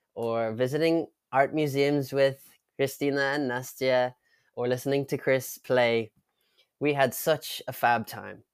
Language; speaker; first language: English; native; English